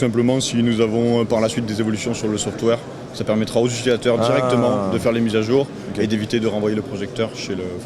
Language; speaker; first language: French; native; French